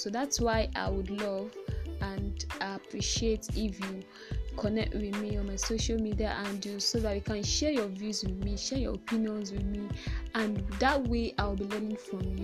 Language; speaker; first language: English; non-native, local second language; Yoruba